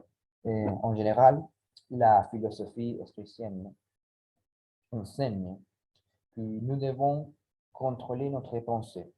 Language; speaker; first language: French; non-native, learner; Spanish